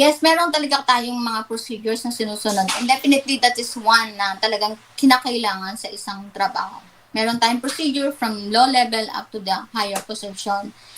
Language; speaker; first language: Filipino; non-native, local second language; Waray